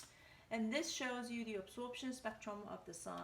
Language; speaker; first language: English; non-native, fluent; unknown